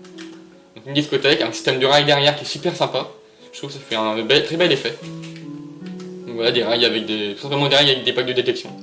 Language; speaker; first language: French; native; French